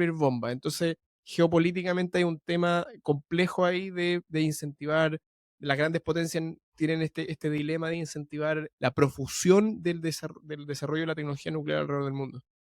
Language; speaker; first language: Spanish; native; Spanish